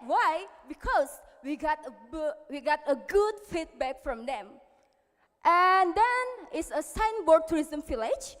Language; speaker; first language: English; non-native, learner; Indonesian